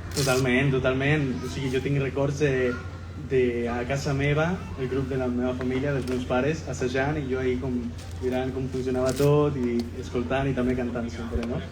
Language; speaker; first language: Catalan; non-native, fluent; Spanish